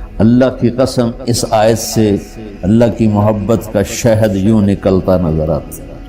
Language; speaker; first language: Urdu; non-native, local second language; Punjabi